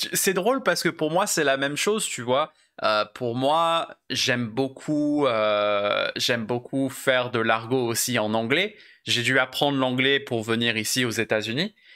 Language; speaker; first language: French; native; French